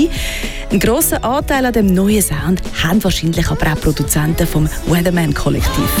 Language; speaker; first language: German; native; German